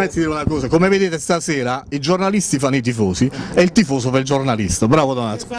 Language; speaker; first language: Italian; native; Italian